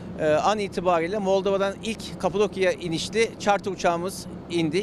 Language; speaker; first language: Turkish; native; Turkish